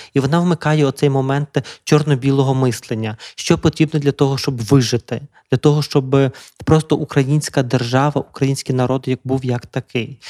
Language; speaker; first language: Ukrainian; native; Ukrainian